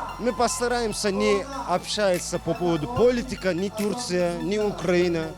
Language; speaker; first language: Russian; non-native, learner; Turkish